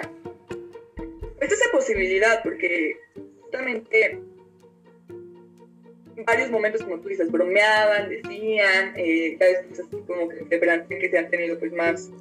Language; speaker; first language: Spanish; native; Spanish